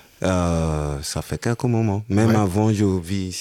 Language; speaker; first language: French; non-native, learner; Yoruba